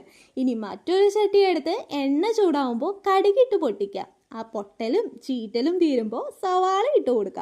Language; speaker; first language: Malayalam; native; Malayalam